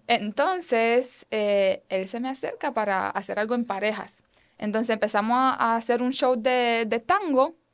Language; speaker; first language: Spanish; non-native, fluent; Romanian